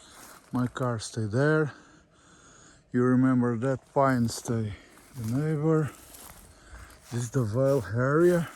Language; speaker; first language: English; non-native, learner; Portuguese